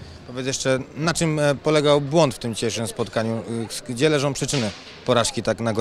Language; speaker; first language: Polish; native; Polish